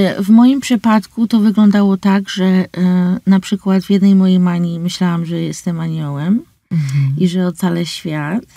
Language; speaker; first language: Polish; early bilingual, heritage; English